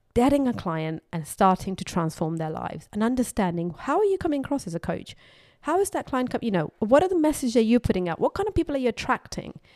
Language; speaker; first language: English; non-native, local second language; Urdu